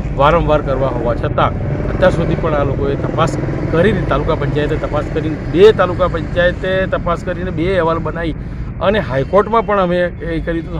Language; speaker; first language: Gujarati; native; Gujarati